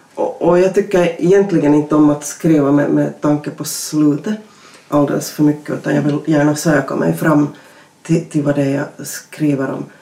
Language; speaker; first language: Swedish; native; Swedish